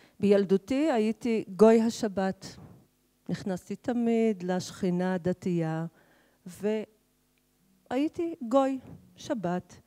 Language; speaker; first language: Hebrew; non-native, local second language; Arabic